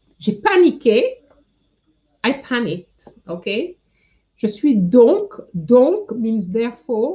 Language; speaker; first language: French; non-native, fluent; English